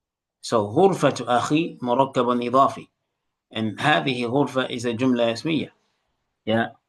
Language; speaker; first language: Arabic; non-native, fluent; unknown